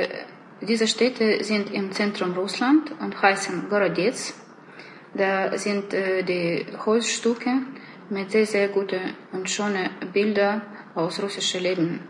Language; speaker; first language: German; non-native, learner; Russian